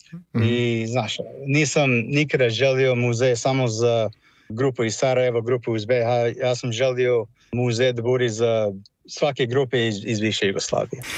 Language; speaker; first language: Croatian; non-native, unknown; English